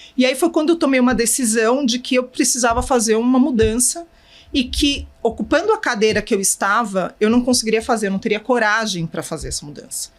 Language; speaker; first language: Portuguese; native; Portuguese